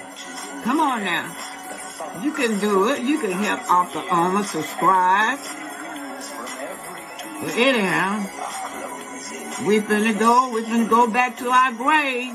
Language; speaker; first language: English; native; English